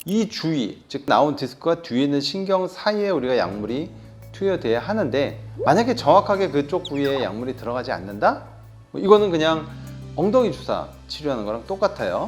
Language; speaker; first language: Korean; native; Korean